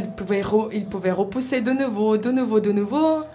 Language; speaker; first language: French; non-native, fluent; Ukrainian